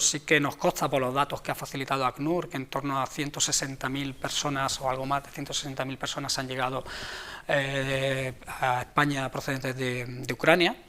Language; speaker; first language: Spanish; native; Spanish